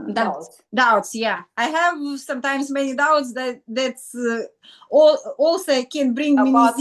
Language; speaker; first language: English; non-native, learner; Russian